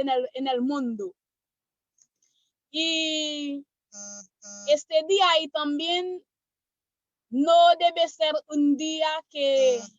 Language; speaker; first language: Spanish; non-native, learner; Haitian Creole